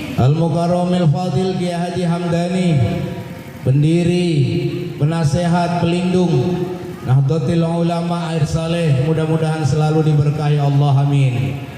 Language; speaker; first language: Indonesian; non-native, local second language; Buginese